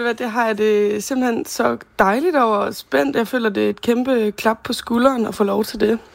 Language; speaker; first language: Danish; native; Danish